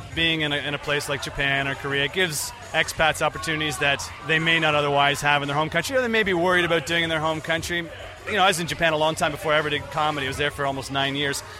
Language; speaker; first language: English; native; English